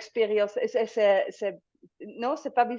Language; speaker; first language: French; non-native, fluent; Dutch